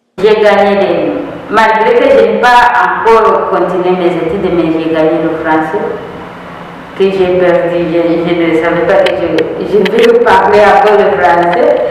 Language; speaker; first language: French; non-native, local second language; Rundi